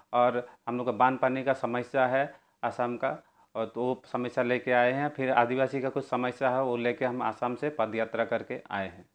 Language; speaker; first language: Hindi; non-native, local second language; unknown